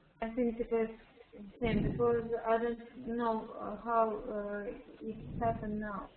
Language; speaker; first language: English; non-native, learner; Russian